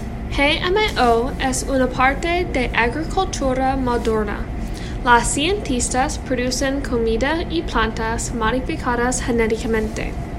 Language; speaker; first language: Spanish; non-native, learner; English